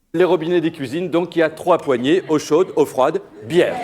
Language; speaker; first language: French; native; French